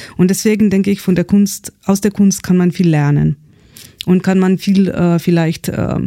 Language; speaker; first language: German; non-native, fluent; Slovenian